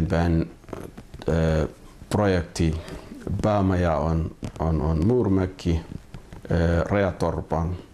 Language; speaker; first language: Finnish; non-native, fluent; Somali